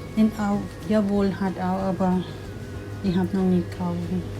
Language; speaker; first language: German; non-native, learner; Thai